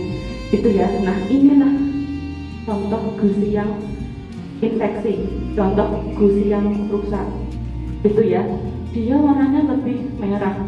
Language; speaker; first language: Indonesian; non-native, local second language; Javanese